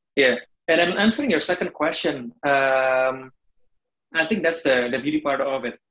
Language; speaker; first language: English; non-native, fluent; Indonesian